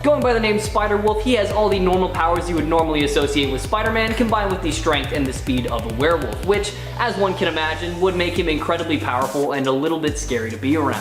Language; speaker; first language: English; native; English